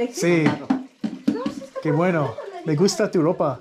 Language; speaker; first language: Spanish; non-native, learner; English